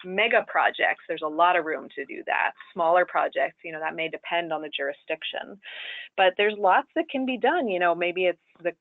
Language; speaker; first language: English; native; English